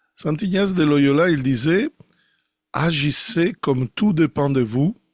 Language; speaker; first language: French; non-native, fluent; Italian